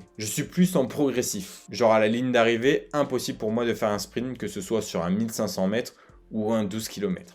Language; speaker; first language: French; native; French